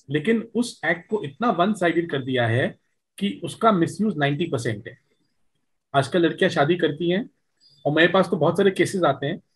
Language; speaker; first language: Hindi; native; Hindi